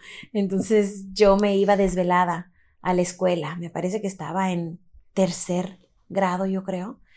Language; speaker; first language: Spanish; early bilingual, heritage; Spanish